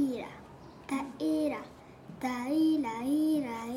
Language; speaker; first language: Arabic; non-native, learner; French